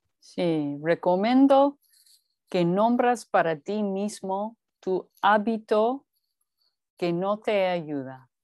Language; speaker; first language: Spanish; non-native, fluent; English